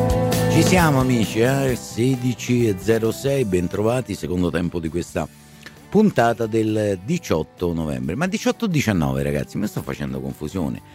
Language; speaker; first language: Italian; native; Italian